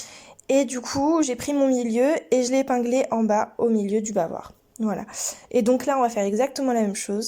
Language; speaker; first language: French; native; French